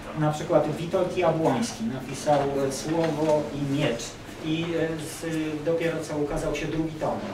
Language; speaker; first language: Polish; native; Polish